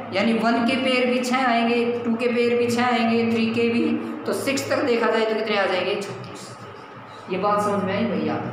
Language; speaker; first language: Hindi; native; Hindi